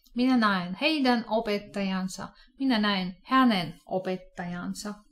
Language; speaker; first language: Finnish; non-native, fluent; Russian